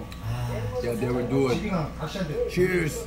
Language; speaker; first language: English; non-native, fluent; Korean